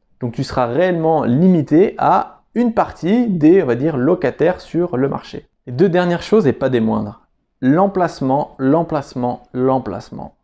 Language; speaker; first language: French; native; French